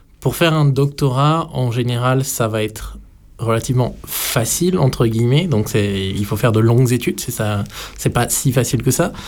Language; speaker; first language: French; native; French